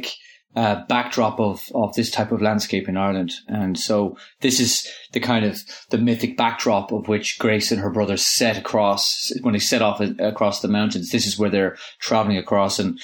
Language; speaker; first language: English; native; English